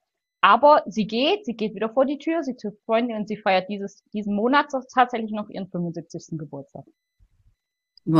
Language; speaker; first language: German; native; German